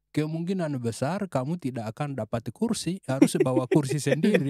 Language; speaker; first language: Indonesian; non-native, fluent; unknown